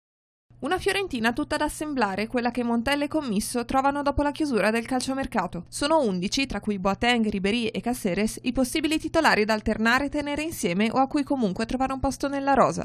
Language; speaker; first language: Italian; native; Italian